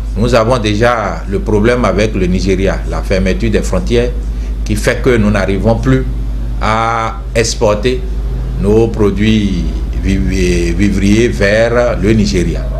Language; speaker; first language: French; native; French